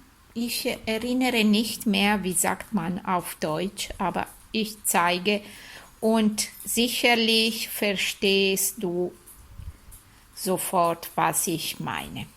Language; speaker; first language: German; non-native, learner; Italian